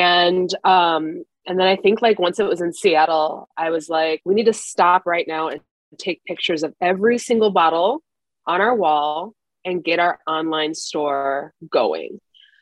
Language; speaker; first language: English; native; English